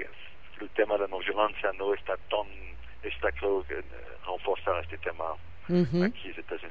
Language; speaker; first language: Spanish; non-native, fluent; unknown